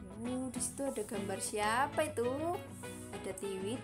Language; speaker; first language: Indonesian; native; Indonesian